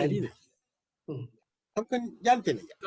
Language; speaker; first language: Hindi; non-native, local second language; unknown